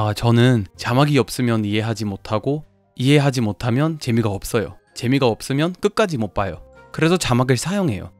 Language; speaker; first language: Korean; non-native, fluent; English